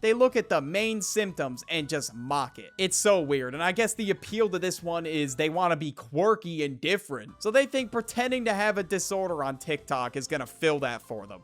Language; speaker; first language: English; native; English